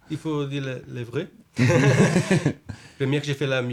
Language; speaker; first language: French; non-native, learner; Spanish